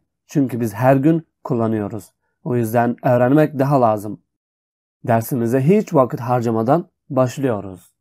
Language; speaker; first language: Turkish; non-native, fluent; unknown